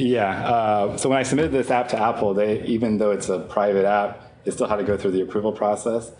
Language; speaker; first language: English; native; English